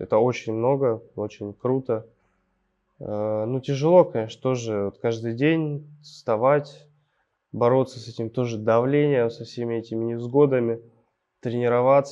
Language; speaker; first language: Russian; native; Russian